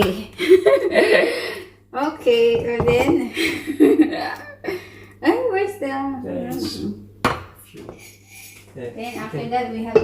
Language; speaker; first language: English; non-native, local second language; Filipino